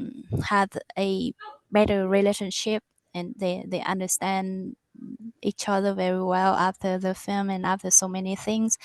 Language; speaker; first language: English; non-native, learner; Vietnamese